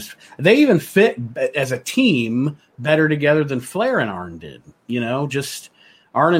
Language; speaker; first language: English; native; English